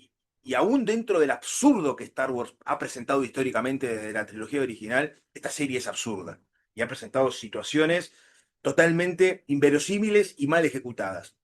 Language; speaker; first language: Spanish; native; Spanish